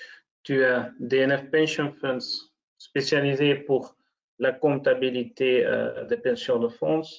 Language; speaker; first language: French; non-native, local second language; Dutch